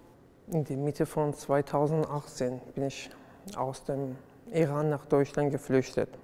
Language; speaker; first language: German; non-native, fluent; Persian